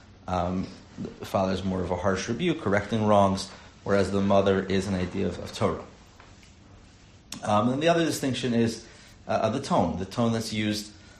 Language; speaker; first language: English; native; English